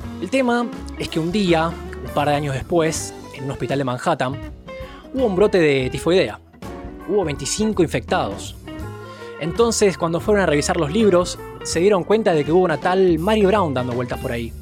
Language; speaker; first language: Spanish; native; Spanish